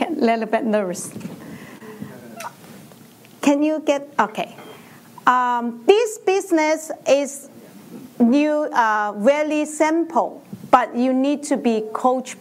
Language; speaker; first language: English; non-native, learner; Chinese